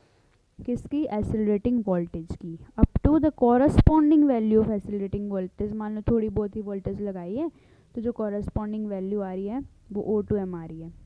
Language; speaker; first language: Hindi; native; Hindi